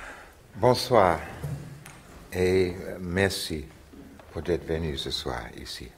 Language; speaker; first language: French; non-native, fluent; English